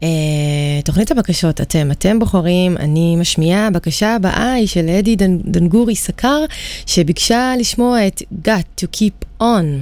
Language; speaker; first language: Hebrew; native; Hebrew